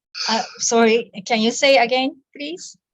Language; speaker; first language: English; non-native, learner; Japanese